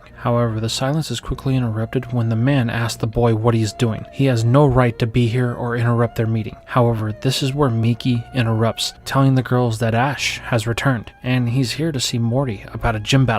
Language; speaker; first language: English; native; English